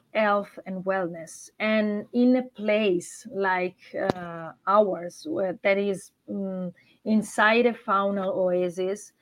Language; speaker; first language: English; non-native, fluent; Italian